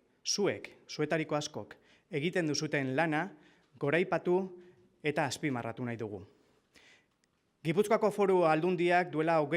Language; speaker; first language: Basque; native; Basque